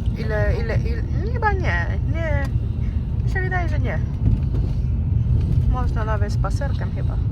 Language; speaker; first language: Polish; non-native, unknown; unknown